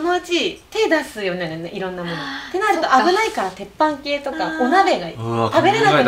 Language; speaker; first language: Japanese; native; Japanese